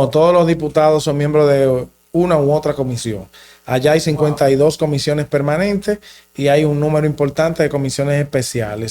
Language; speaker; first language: Spanish; native; Spanish